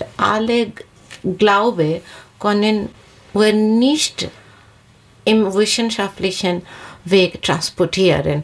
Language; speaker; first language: German; non-native, learner; Bangla